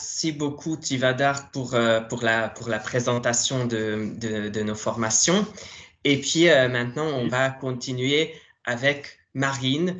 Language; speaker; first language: French; non-native, fluent; Hungarian